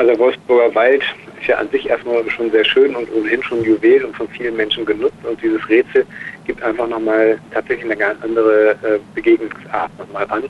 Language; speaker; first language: German; native; German